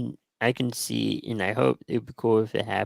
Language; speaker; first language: English; native; English